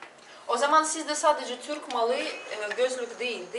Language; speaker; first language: Turkish; non-native, fluent; Russian